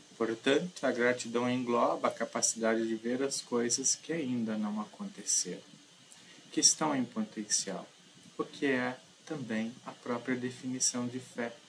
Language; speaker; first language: Portuguese; native; Portuguese